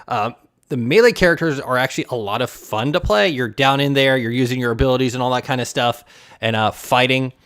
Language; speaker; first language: English; native; English